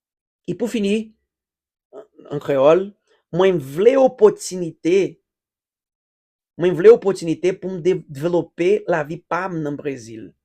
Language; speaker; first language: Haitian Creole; non-native, learner; Portuguese